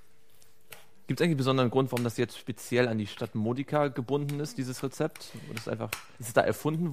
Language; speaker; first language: German; native; German